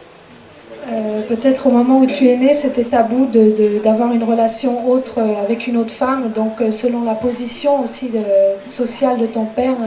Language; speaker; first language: French; native; French